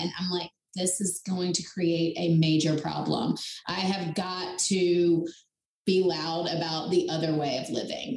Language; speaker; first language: English; native; English